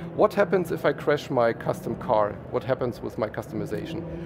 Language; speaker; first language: English; non-native, fluent; German